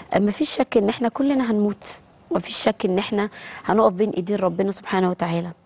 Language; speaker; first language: Arabic; native; Arabic